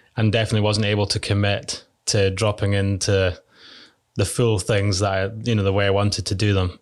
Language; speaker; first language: English; native; English